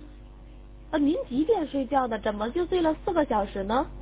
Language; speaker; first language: Chinese; native; Chinese